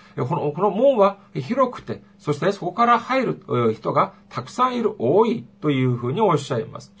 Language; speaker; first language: Japanese; non-native, fluent; Korean